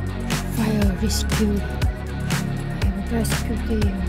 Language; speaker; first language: English; non-native, learner; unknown